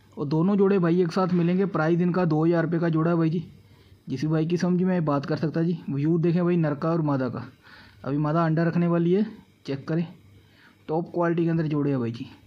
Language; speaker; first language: Hindi; non-native, local second language; Punjabi